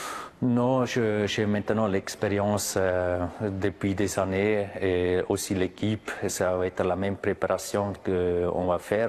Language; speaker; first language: French; non-native, local second language; German